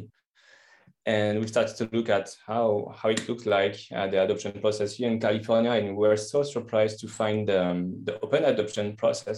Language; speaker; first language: English; non-native, fluent; French